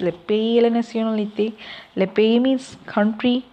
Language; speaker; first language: French; non-native, learner; Tamil